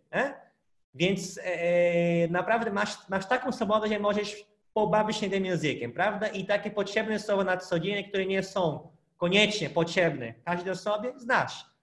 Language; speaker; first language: Polish; non-native, fluent; Portuguese